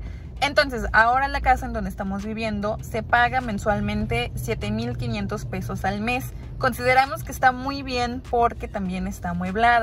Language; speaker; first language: Spanish; native; Spanish